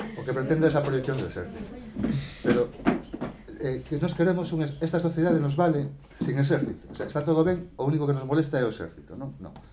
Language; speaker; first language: Galician; native; Galician